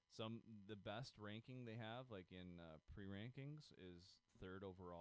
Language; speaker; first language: English; native; English